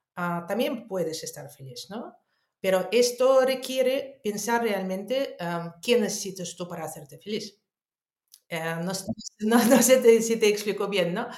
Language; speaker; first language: Spanish; non-native, fluent; Russian